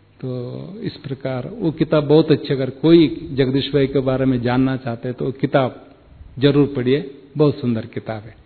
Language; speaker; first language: Hindi; non-native, local second language; Kannada